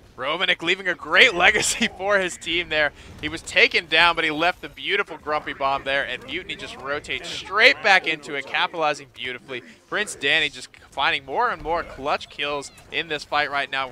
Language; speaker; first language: English; native; English